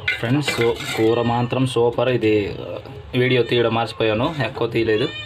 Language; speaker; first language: Telugu; non-native, local second language; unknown